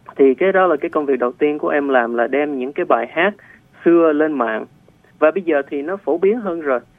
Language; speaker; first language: Vietnamese; early bilingual, heritage; Vietnamese